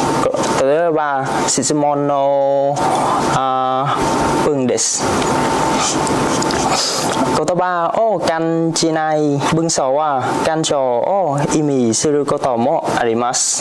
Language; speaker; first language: Japanese; non-native, learner; Vietnamese